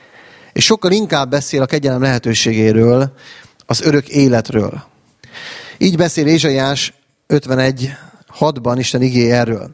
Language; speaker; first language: Hungarian; native; Hungarian